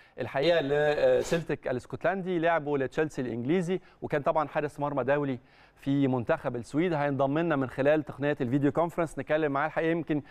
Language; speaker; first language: Arabic; native; Arabic